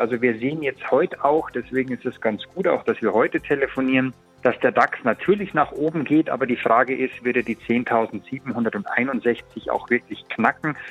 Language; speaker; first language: German; native; German